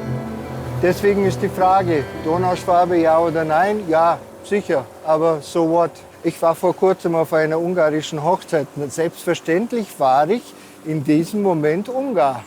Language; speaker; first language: German; non-native, local second language; Hungarian